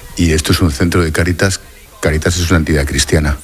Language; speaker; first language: Spanish; native; Spanish